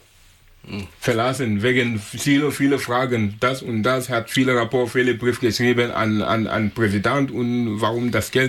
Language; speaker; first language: German; non-native, learner; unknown